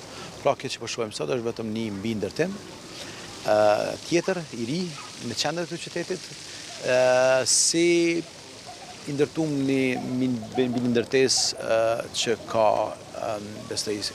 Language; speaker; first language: Albanian; native; Albanian